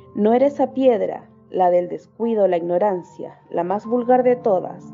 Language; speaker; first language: Spanish; native; Spanish